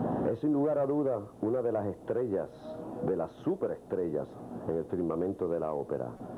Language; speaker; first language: Spanish; native; Spanish